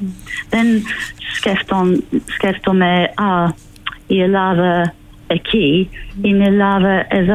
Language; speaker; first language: Greek; non-native, fluent; English